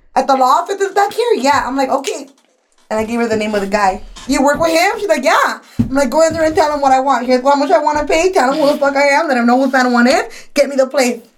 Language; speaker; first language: English; early bilingual, other home language; Spanish